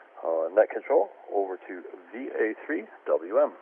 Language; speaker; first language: English; native; English